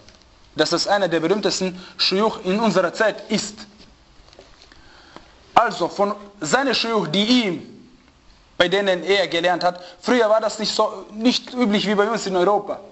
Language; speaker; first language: German; non-native, fluent; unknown